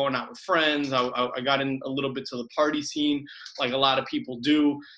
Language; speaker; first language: English; early bilingual, other home language; Spanish